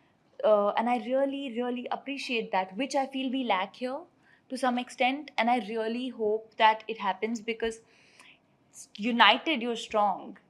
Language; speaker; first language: English; non-native, local second language; Hindi